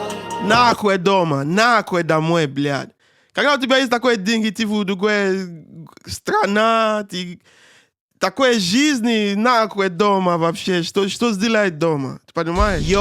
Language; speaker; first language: Russian; non-native, learner; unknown